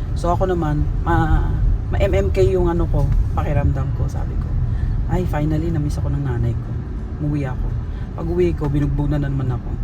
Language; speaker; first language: Filipino; native; Filipino